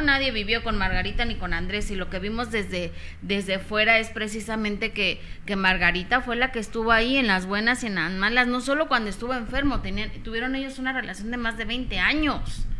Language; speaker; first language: Spanish; native; Spanish